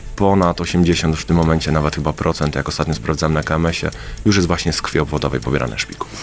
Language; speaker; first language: Polish; native; Polish